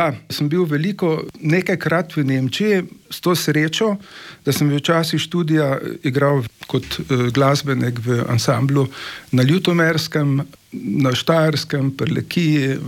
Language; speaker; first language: Slovenian; native; Slovenian